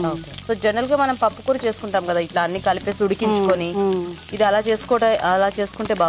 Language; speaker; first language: Telugu; native; Telugu